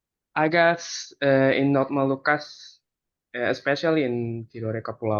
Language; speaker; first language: English; non-native, learner; Indonesian